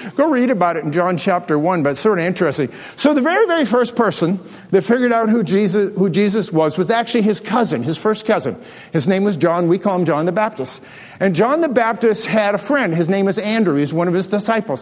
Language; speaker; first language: English; native; English